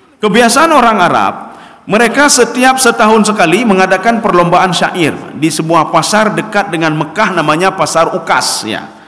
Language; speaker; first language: Malay; non-native, local second language; Achinese